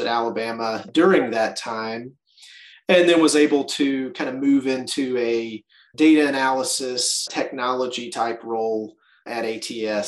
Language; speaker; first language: English; native; English